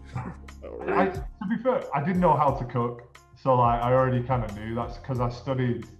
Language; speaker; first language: English; native; English